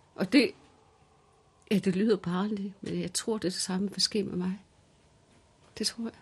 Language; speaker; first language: Danish; early bilingual, other home language; Kalaallisut